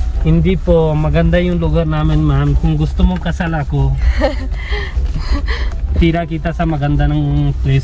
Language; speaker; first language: Filipino; non-native, learner; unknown